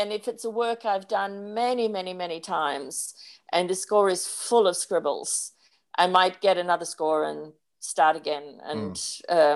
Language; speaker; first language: English; native; English